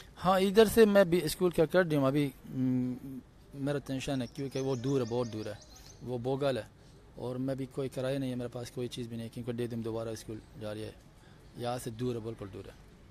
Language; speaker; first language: Hindi; non-native, learner; Persian